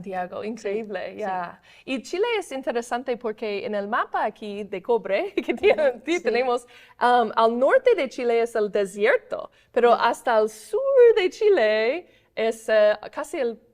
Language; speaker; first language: Spanish; non-native, fluent; English